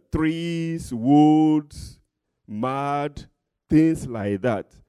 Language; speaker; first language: English; non-native, fluent; Ewe